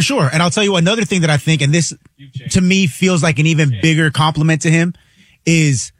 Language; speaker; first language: English; native; English